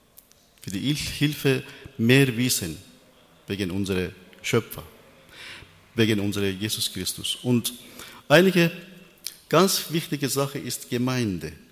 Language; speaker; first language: German; non-native, learner; Persian